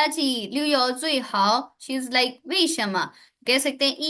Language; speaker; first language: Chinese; non-native, fluent; Urdu